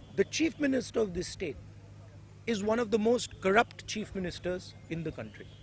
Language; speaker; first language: English; non-native, local second language; Hindi